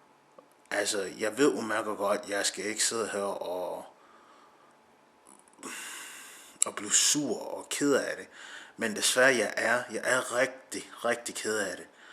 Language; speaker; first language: Danish; non-native, learner; English